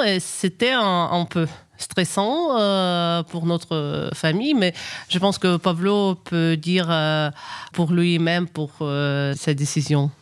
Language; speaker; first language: French; non-native, fluent; Ukrainian